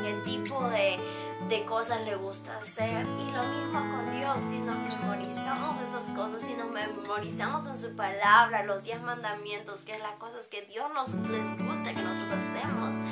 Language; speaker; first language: Spanish; early bilingual, heritage; Spanish